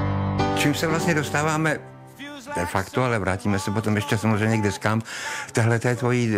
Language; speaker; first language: Czech; native; Czech